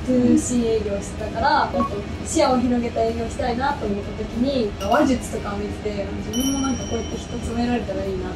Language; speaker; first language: Japanese; native; Japanese